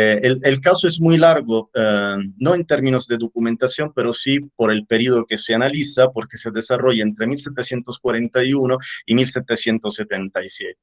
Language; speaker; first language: Spanish; native; Spanish